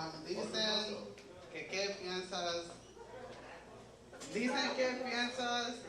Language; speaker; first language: Spanish; early bilingual, heritage; Spanish